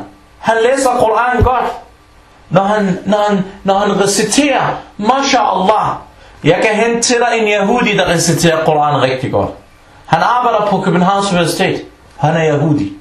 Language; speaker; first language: Danish; non-native, fluent; Arabic